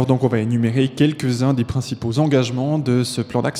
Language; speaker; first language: French; native; French